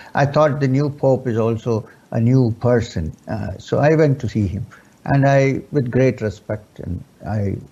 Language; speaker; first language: English; non-native, local second language; Urdu